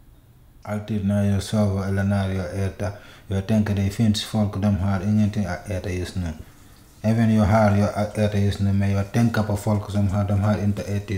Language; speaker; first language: Swedish; non-native, learner; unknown